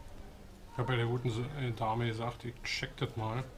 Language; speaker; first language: German; native; German